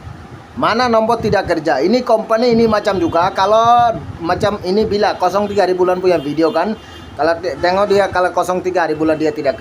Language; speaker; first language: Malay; non-native, learner; Bangla